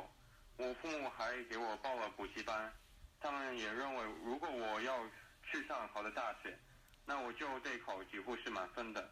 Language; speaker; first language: Chinese; early bilingual, heritage; Chinese